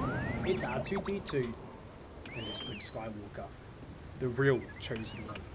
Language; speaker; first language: English; native; English